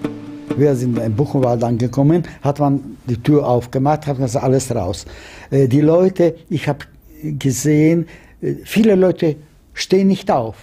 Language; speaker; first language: German; non-native, fluent; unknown